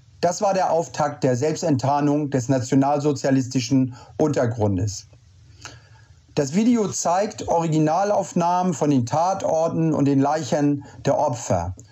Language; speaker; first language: German; native; German